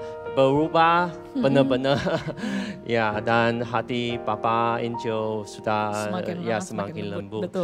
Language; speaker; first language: Indonesian; non-native, fluent; Chinese